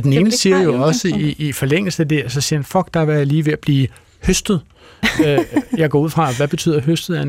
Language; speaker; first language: Danish; native; Danish